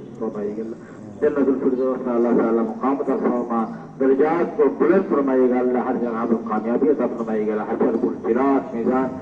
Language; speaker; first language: Urdu; native; Urdu